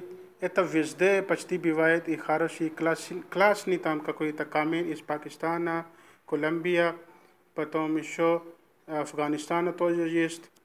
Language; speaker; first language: Russian; non-native, learner; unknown